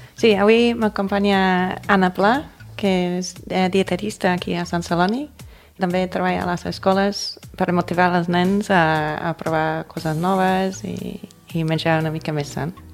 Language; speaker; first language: Catalan; non-native, fluent; English